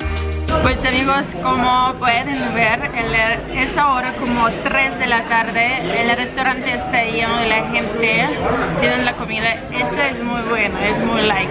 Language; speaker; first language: Spanish; non-native, learner; Russian